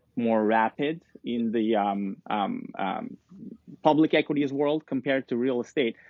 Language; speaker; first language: English; non-native, fluent; Turkish